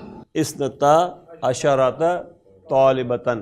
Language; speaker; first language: Arabic; non-native, fluent; Urdu